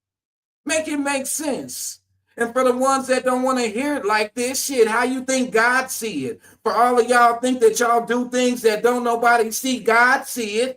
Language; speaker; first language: English; native; English